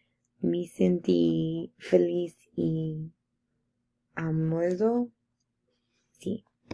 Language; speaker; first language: Spanish; non-native, learner; English